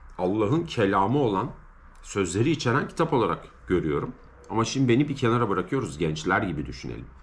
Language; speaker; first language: Turkish; native; Turkish